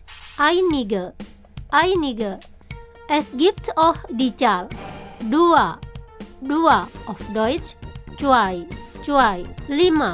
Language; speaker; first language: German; non-native, learner; Indonesian